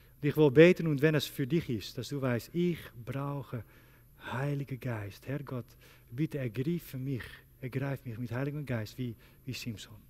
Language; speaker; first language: German; non-native, learner; Dutch